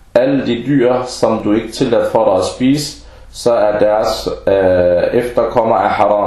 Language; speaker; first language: Danish; early bilingual, other home language; Arabic